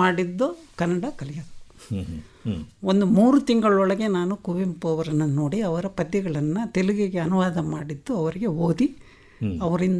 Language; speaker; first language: Kannada; non-native, local second language; Telugu